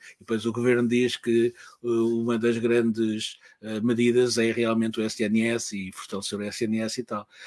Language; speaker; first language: Portuguese; native; Portuguese